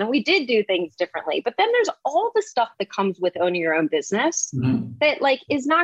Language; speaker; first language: English; native; English